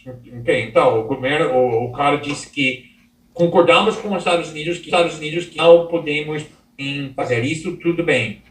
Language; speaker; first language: Portuguese; non-native, fluent; English